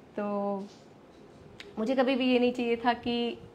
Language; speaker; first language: Hindi; non-native, local second language; Gujarati